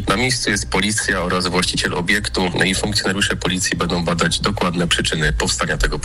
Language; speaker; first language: Polish; native; Polish